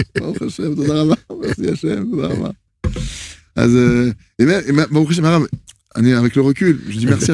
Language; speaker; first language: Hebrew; non-native, fluent; French